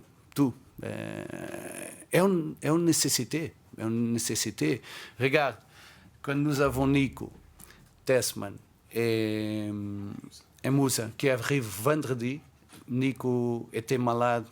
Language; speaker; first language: French; non-native, fluent; Portuguese